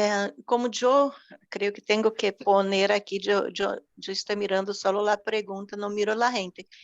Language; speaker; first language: Spanish; non-native, fluent; Portuguese